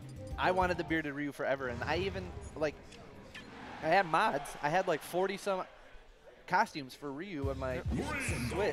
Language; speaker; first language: English; native; English